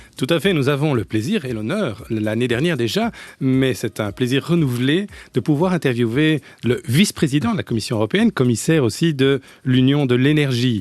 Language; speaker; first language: French; native; French